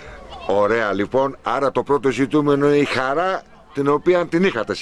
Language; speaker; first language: Greek; native; Greek